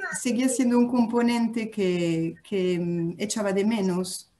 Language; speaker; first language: Spanish; non-native, fluent; French